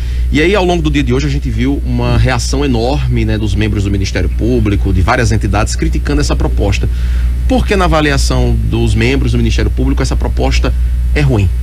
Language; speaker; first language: Portuguese; native; Portuguese